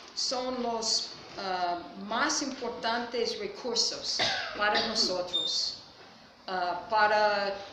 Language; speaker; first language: Spanish; non-native, learner; English